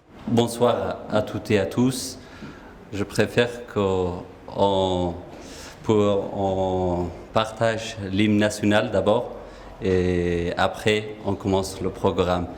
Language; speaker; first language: French; non-native, fluent; Persian